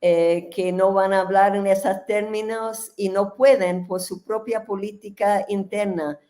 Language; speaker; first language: Spanish; non-native, fluent; English